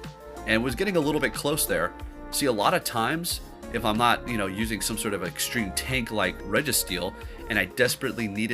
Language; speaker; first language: English; native; English